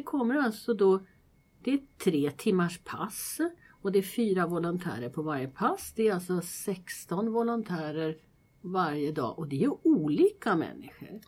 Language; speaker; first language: Swedish; native; Swedish